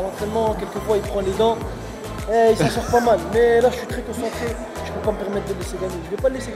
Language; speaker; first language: French; native; French